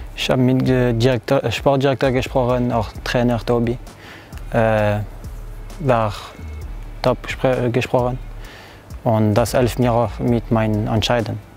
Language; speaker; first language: German; non-native, learner; French